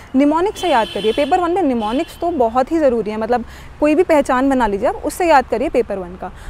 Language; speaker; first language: Hindi; native; Hindi